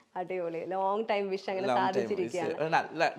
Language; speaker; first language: Malayalam; native; Malayalam